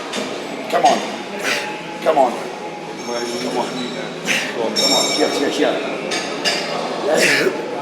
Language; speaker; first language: English; non-native, learner; Italian